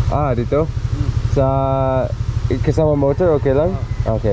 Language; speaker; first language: Filipino; non-native, learner; English